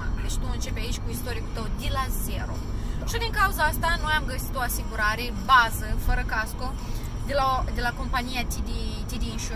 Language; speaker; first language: Romanian; native; Romanian